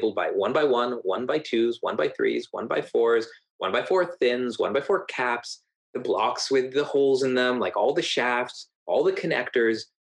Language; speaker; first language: English; native; English